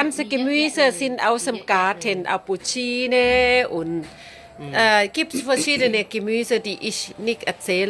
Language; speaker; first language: German; non-native, learner; Thai